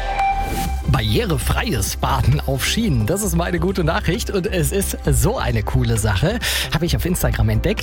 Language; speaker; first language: German; native; German